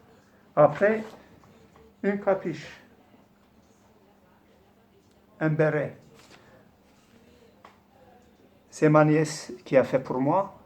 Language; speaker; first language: French; non-native, fluent; Turkish